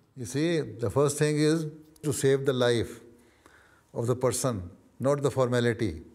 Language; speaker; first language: English; non-native, local second language; Urdu